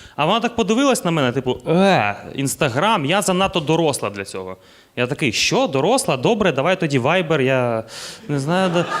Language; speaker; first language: Ukrainian; non-native, local second language; Russian